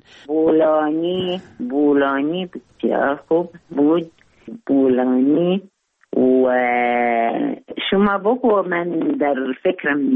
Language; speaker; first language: Persian; non-native, learner; Arabic